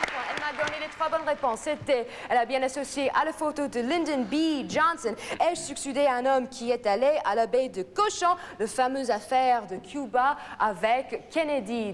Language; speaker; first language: French; non-native, fluent; English